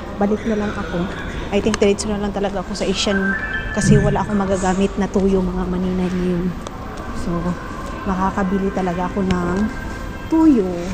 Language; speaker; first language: Filipino; non-native, local second language; Cebuano